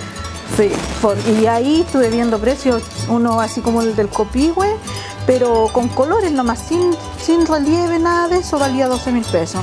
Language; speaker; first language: Spanish; native; Spanish